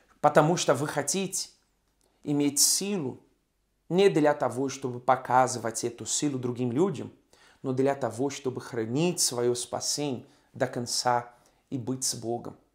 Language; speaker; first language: Russian; non-native, fluent; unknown